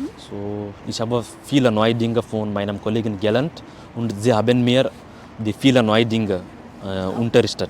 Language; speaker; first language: German; non-native, learner; Kannada